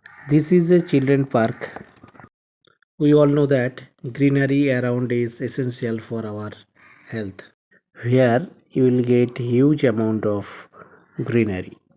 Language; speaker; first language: English; non-native, local second language; Bangla